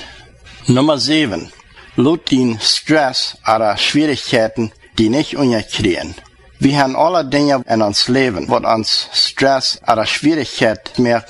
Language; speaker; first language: German; non-native, learner; Plautdietsch